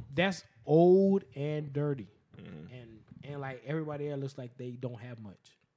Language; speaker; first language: English; native; English